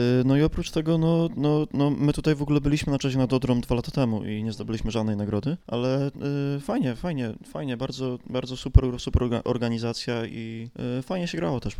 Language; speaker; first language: Polish; native; Polish